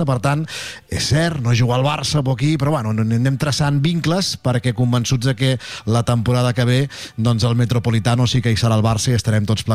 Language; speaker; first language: Catalan; native; Catalan